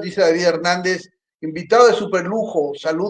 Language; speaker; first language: Spanish; native; Spanish